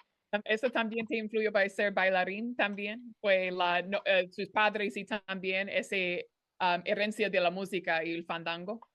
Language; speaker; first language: Spanish; non-native, fluent; English